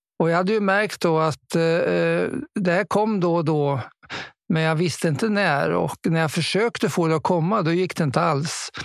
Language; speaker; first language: Swedish; native; Swedish